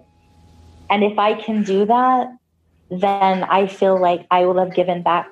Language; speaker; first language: English; native; English